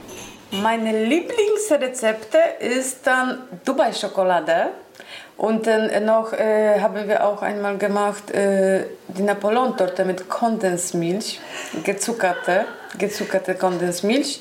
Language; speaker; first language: German; non-native, learner; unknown